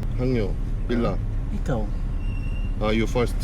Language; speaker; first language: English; non-native, learner; Korean